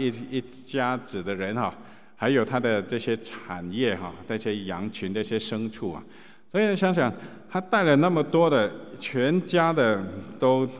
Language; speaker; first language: Chinese; native; Chinese